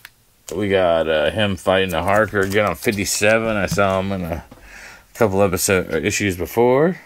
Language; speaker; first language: English; native; English